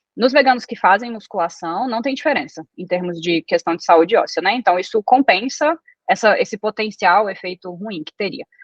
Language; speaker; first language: Portuguese; early bilingual, other home language; Italian